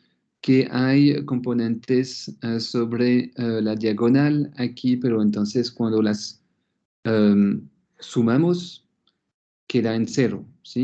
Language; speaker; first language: Spanish; non-native, fluent; French